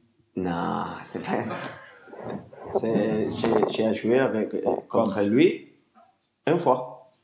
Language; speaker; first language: French; non-native, learner; Spanish